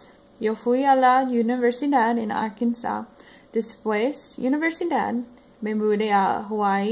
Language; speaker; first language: Spanish; non-native, learner; English